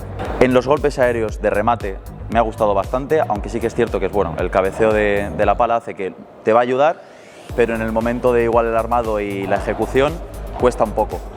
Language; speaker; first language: Spanish; native; Spanish